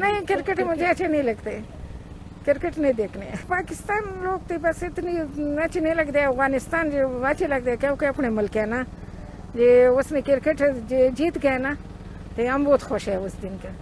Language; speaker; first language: Hindi; non-native, learner; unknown